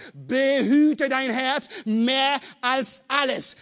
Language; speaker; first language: German; non-native, fluent; French